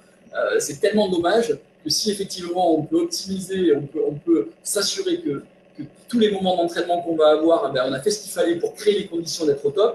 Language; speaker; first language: French; native; French